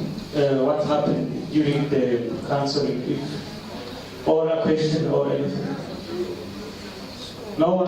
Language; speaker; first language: English; non-native, fluent; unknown